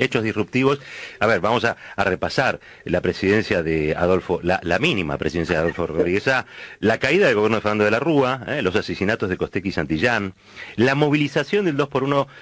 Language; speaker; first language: Spanish; native; Spanish